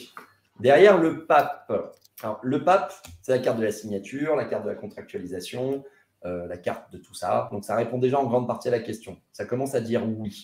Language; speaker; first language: French; native; French